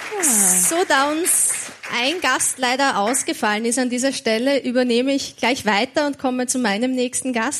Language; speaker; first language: German; native; German